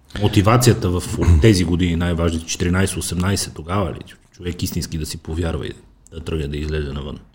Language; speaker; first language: Bulgarian; native; Bulgarian